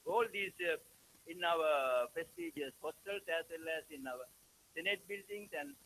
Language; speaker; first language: English; non-native, local second language; Sinhala